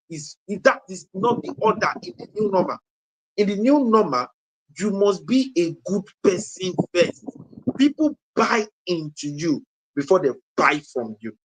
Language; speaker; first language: English; non-native, local second language; Yoruba